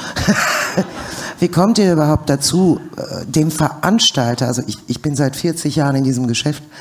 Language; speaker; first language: German; native; German